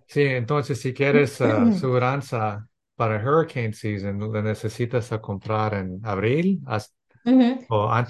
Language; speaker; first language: Spanish; early bilingual, heritage; English